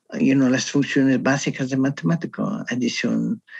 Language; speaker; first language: Spanish; non-native, learner; English